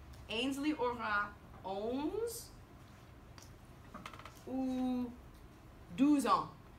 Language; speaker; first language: French; non-native, fluent; English